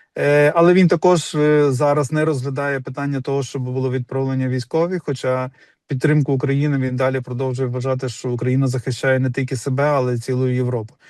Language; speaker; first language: Ukrainian; native; Ukrainian